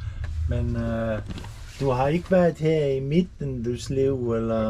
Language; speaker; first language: Danish; non-native, learner; Estonian